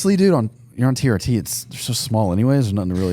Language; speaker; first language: English; native; English